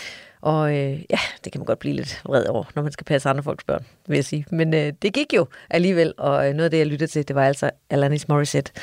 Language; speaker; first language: Danish; native; Danish